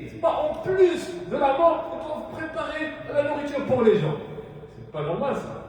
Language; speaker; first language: French; non-native, local second language; Arabic